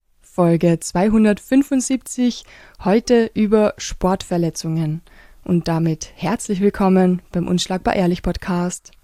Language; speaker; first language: German; native; German